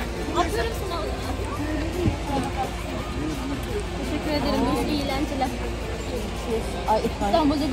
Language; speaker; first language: Turkish; non-native, fluent; Filipino